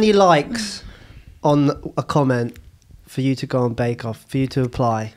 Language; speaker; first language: English; native; English